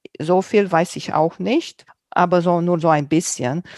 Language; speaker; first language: German; non-native, fluent; Romanian